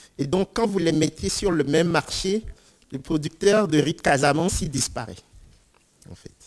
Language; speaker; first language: French; non-native, local second language; Ewe